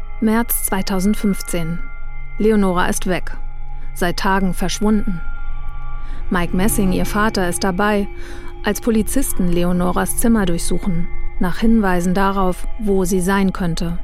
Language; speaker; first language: German; native; German